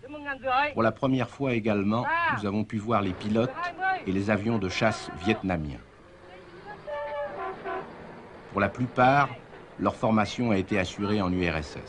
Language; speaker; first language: French; native; French